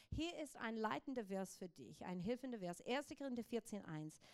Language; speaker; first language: German; non-native, fluent; English